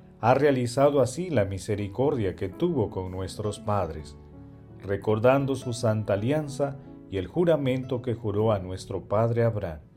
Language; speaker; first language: Spanish; native; Spanish